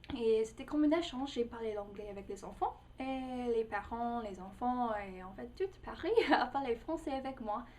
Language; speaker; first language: French; non-native, fluent; English